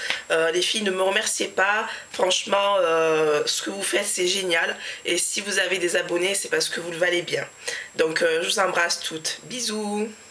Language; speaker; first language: French; native; French